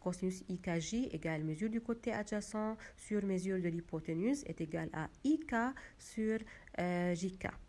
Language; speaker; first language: French; non-native, local second language; Arabic